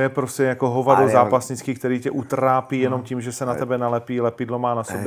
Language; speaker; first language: Czech; native; Czech